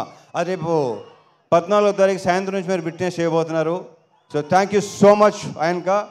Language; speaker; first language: Telugu; native; Telugu